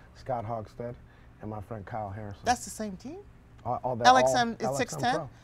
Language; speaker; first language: English; native; English